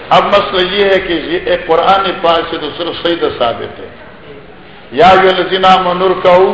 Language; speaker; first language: Urdu; non-native, local second language; Northern Hindko